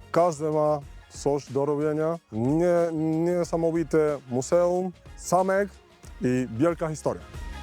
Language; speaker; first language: Polish; non-native, learner; Spanish